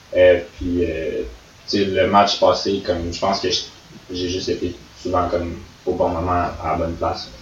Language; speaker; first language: French; native; French